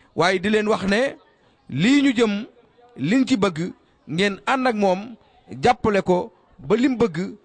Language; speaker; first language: Wolof; native; Wolof